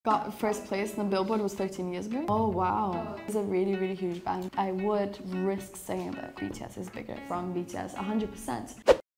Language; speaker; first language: English; native; English